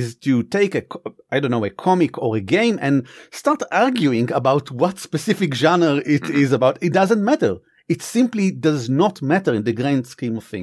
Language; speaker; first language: English; non-native, fluent; Hebrew